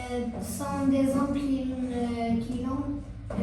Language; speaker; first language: French; non-native, learner; Arabic